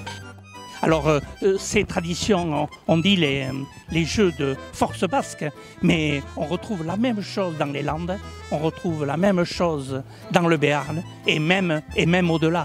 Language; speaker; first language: French; native; French